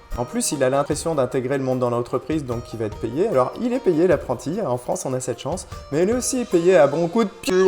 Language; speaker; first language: French; native; French